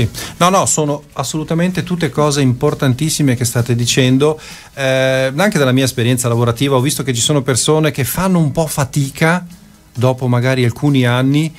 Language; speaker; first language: Italian; native; Italian